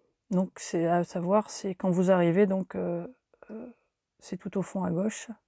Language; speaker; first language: French; native; French